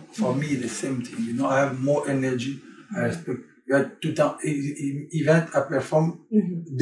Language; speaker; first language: English; non-native, learner; French